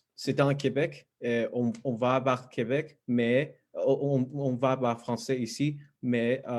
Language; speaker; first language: French; non-native, learner; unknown